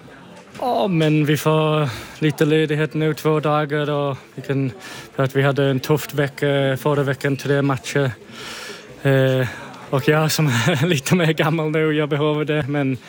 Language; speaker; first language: Swedish; non-native, fluent; English